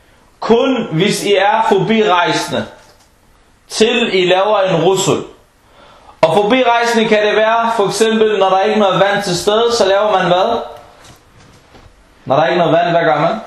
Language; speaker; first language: Danish; non-native, fluent; Arabic